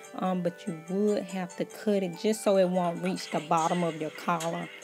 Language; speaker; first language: English; native; English